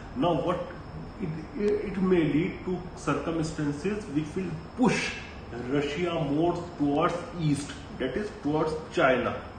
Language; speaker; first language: English; non-native, local second language; Hindi